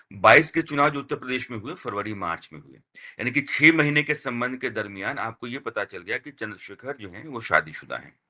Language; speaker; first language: Hindi; native; Hindi